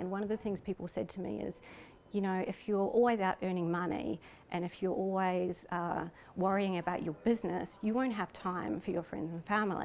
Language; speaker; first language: English; native; English